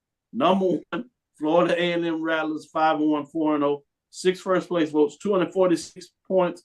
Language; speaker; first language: English; native; English